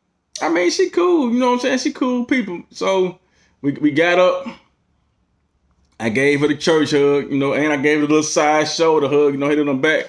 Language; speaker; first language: English; native; English